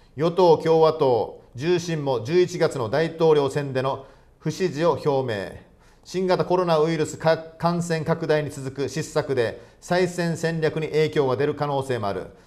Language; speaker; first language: Japanese; native; Japanese